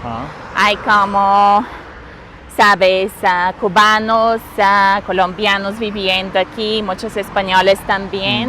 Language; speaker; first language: Spanish; non-native, fluent; Bulgarian